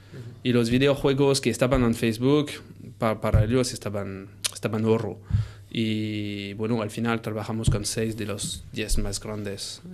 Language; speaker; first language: Spanish; non-native, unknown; French